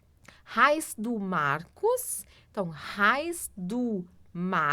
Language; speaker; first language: German; non-native, fluent; Portuguese